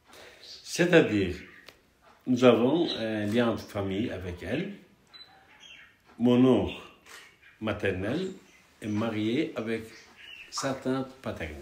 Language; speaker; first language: French; non-native, fluent; Turkish